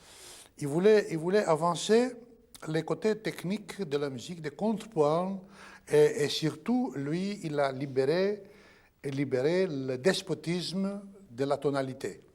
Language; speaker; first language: French; non-native, fluent; Greek